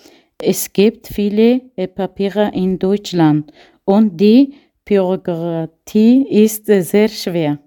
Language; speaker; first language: German; non-native, learner; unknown